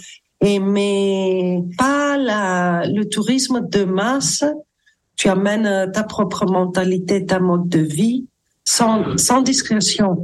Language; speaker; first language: French; non-native, fluent; Greek